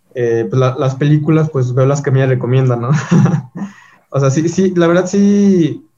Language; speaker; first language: Spanish; native; Spanish